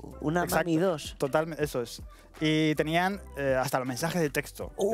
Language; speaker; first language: Spanish; native; Spanish